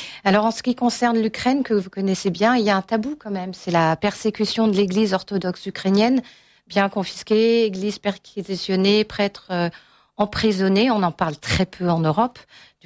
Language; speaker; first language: French; native; French